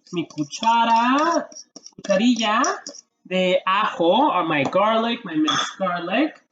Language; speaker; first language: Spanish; early bilingual, heritage; English